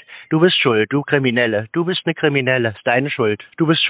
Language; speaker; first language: German; native; German